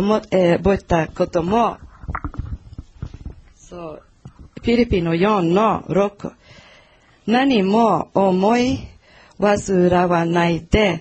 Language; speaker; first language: Japanese; non-native, learner; Portuguese